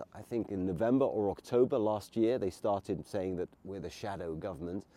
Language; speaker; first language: English; native; English